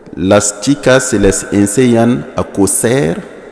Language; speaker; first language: Spanish; non-native, fluent; Mossi